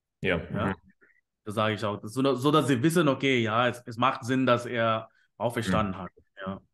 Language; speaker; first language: German; non-native, fluent; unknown